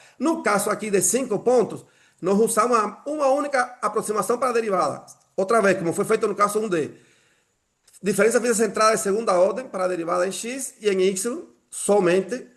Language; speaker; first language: Portuguese; non-native, fluent; Spanish